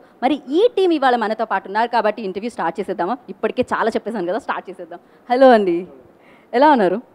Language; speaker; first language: Telugu; native; Telugu